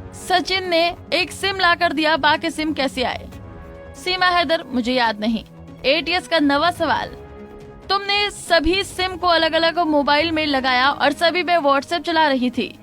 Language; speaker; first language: Hindi; native; Hindi